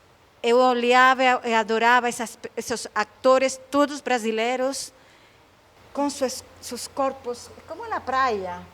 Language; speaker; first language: Portuguese; non-native, fluent; Spanish